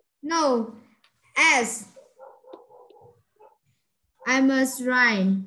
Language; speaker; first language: English; non-native, learner; Vietnamese